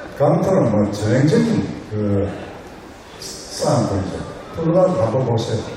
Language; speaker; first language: Korean; native; Korean